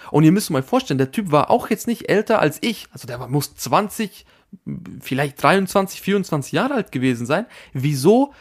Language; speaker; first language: German; early bilingual, other home language; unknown